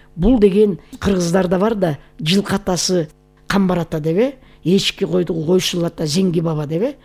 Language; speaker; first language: Kyrgyz; native; Kyrgyz